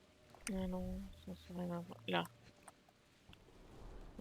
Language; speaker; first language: French; native; French